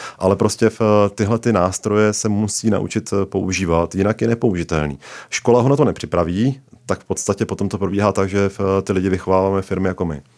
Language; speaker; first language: Czech; native; Czech